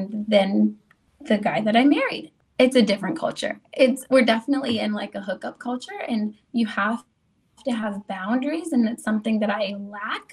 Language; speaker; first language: English; native; English